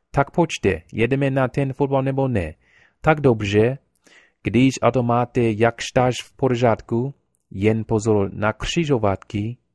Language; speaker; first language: Czech; non-native, learner; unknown